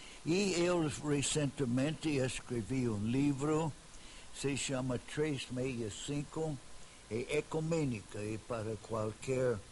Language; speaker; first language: Portuguese; non-native, fluent; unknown